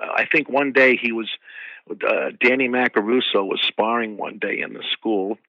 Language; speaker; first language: English; native; English